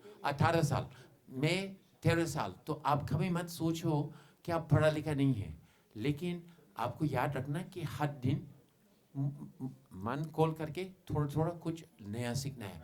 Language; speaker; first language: Hindi; non-native, fluent; English